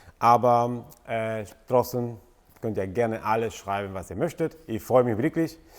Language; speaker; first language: German; non-native, fluent; Spanish